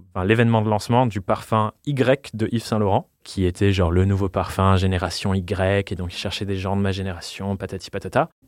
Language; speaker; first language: French; non-native, fluent; English